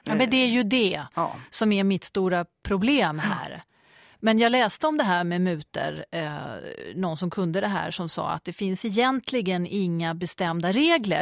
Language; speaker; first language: Swedish; native; Swedish